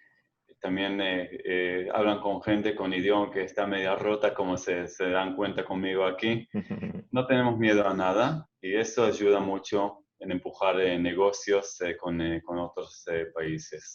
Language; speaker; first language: Spanish; non-native, fluent; Hebrew